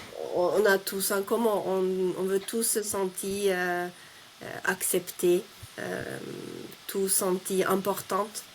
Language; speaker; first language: French; non-native, fluent; Finnish